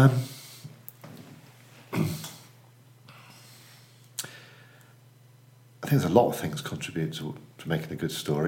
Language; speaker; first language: English; native; English